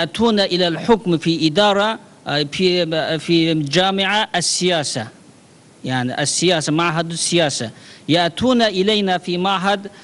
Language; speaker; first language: Arabic; non-native, learner; Uyghur